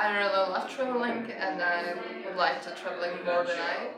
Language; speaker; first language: English; non-native, learner; Czech